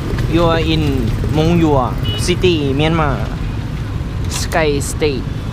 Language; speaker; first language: English; non-native, learner; Thai